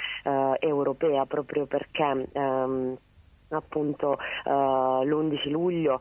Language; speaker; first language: Italian; native; Italian